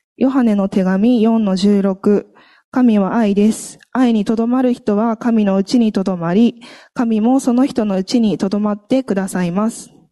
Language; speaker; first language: Japanese; native; Japanese